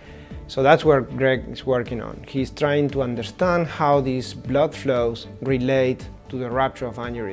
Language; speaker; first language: English; non-native, fluent; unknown